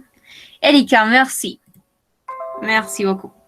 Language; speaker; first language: French; non-native, fluent; Spanish